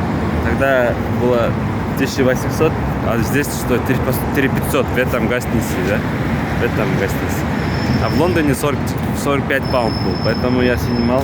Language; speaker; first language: Russian; non-native, local second language; Kyrgyz